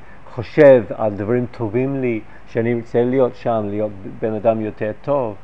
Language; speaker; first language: Hebrew; non-native, fluent; English